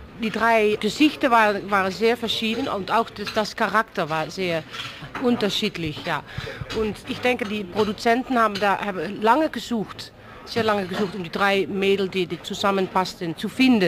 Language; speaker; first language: German; non-native, fluent; Dutch